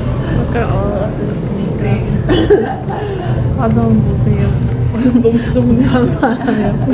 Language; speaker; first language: Korean; non-native, fluent; English